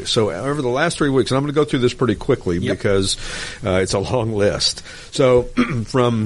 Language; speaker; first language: English; native; English